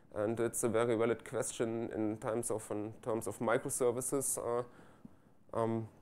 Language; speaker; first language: English; non-native, fluent; German